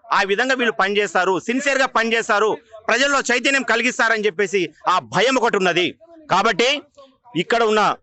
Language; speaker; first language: Telugu; native; Telugu